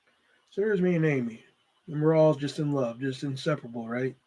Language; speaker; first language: English; native; English